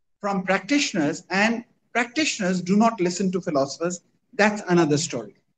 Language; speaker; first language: English; non-native, local second language; Hindi